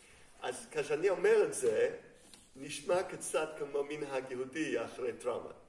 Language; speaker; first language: Hebrew; non-native, fluent; English